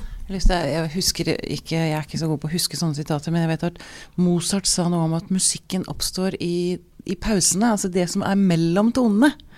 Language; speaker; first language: Norwegian; native; Norwegian